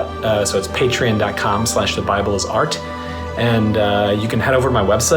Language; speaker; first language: English; native; English